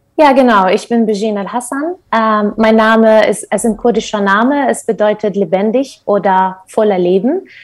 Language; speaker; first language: German; non-native, fluent; Kurdish